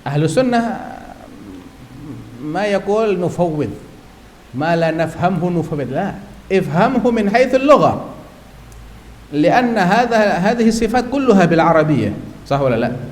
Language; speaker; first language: Arabic; non-native, fluent; Indonesian